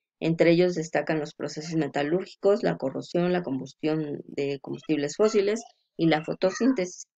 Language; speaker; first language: Spanish; native; Spanish